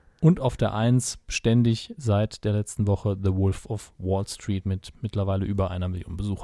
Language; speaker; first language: German; native; German